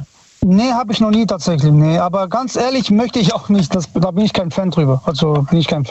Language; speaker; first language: German; early bilingual, other home language; Italian